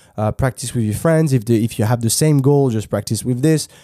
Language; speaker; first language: English; non-native, fluent; French